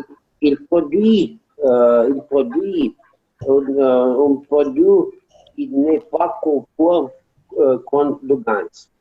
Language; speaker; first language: French; non-native, learner; Romanian